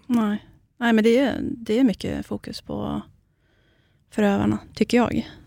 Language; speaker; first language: Swedish; early bilingual, other home language; Kurdish